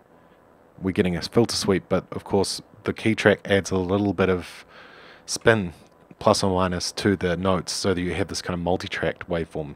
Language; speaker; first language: English; native; English